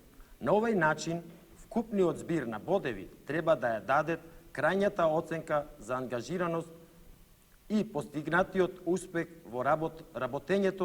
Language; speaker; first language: Macedonian; native; Macedonian